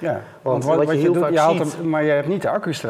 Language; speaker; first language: Dutch; native; Dutch